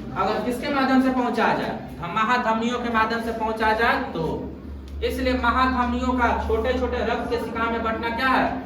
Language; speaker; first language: Hindi; native; Hindi